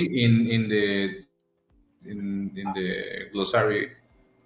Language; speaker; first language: English; non-native, learner; Spanish